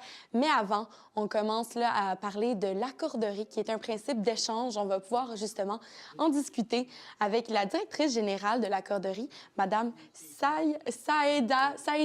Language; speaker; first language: French; native; French